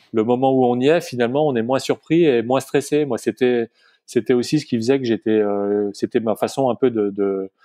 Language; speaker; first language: French; native; French